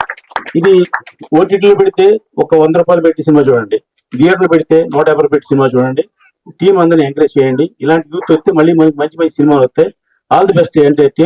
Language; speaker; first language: Telugu; native; Telugu